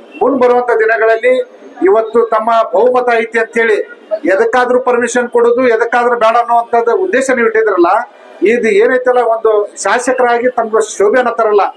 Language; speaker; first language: Kannada; native; Kannada